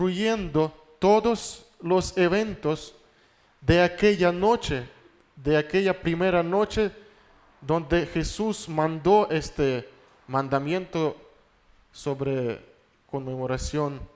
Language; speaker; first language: Spanish; non-native, fluent; Russian